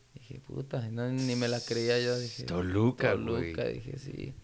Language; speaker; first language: Spanish; early bilingual, heritage; Spanish